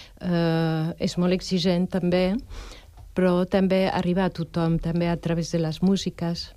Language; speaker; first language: Catalan; non-native, fluent; French